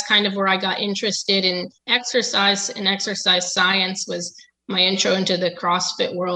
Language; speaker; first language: English; native; English